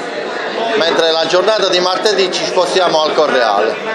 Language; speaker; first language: Italian; native; Italian